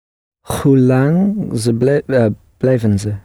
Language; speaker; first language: Dutch; non-native, learner; English